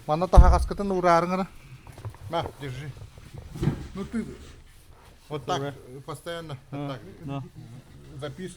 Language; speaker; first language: Russian; non-native, local second language; Yakut